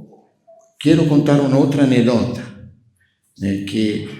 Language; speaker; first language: Spanish; non-native, fluent; Portuguese